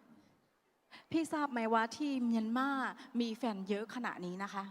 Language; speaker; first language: Thai; non-native, fluent; Burmese